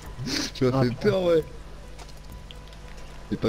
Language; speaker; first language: French; native; French